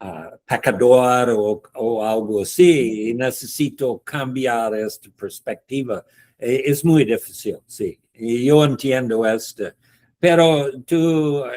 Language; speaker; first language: Spanish; non-native, learner; English